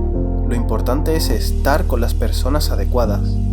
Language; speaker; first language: Spanish; native; Spanish